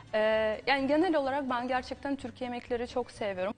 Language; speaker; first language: Turkish; non-native, fluent; Ukrainian